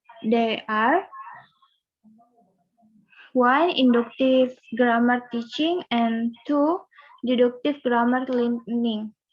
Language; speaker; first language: English; non-native, learner; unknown